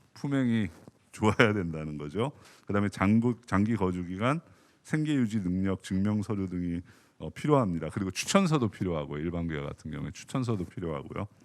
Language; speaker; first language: Korean; native; Korean